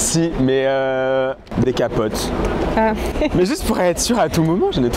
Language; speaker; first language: French; native; French